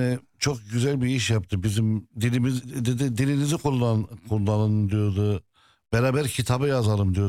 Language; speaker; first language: Turkish; non-native, fluent; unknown